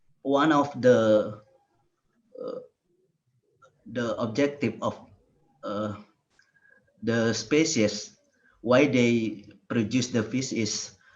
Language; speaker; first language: English; non-native, learner; Indonesian